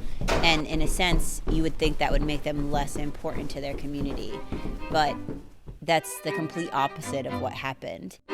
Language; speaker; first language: English; native; English